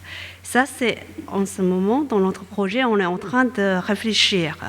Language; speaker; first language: French; non-native, fluent; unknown